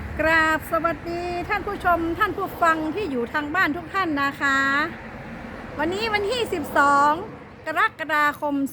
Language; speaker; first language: Thai; native; Thai